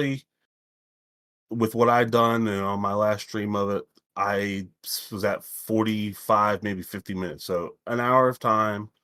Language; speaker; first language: English; native; English